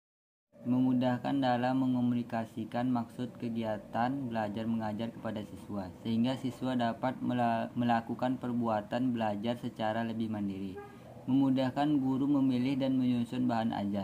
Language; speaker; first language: Indonesian; native; Indonesian